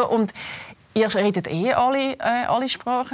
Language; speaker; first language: German; native; German